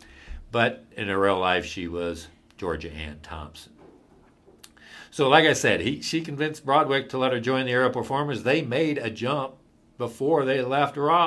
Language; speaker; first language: English; native; English